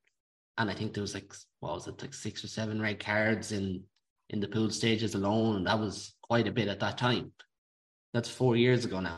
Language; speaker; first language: English; native; English